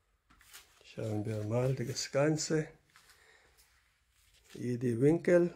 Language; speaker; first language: German; non-native, learner; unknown